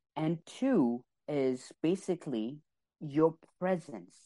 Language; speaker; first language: English; non-native, fluent; Arabic